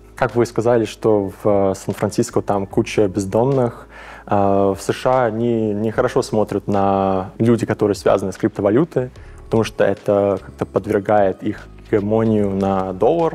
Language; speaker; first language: Russian; early bilingual, heritage; English